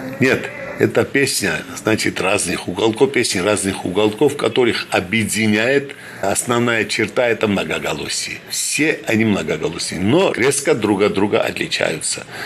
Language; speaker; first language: Russian; non-native, fluent; Georgian